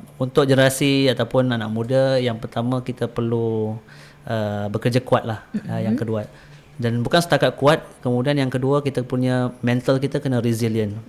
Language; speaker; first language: Malay; native; Malay